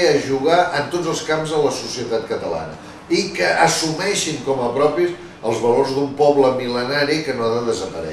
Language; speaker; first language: Catalan; native; Catalan